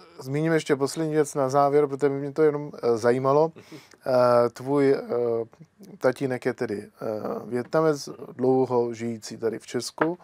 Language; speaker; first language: Czech; native; Czech